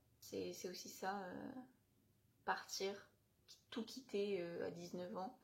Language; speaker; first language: French; native; French